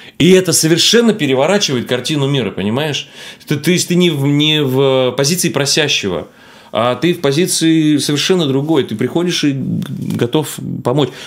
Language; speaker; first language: Russian; native; Russian